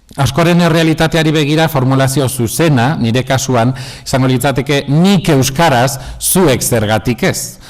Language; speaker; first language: Basque; non-native, local second language; Spanish